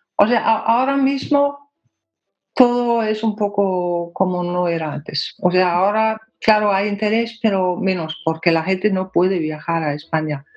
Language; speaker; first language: Spanish; non-native, fluent; Danish